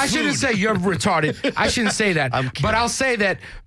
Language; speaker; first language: English; early bilingual, other home language; Spanish